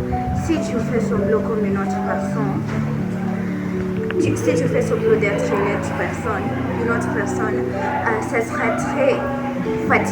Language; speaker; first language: French; non-native, learner; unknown